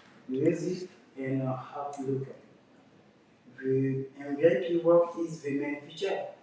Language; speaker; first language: English; non-native, learner; French